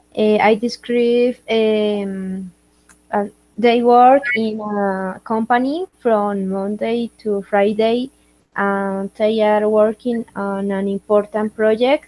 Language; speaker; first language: English; non-native, learner; Spanish